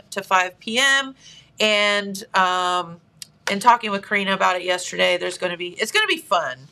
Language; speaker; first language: English; native; English